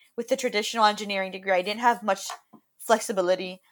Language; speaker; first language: English; native; English